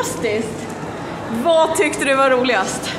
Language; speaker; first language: Swedish; native; Swedish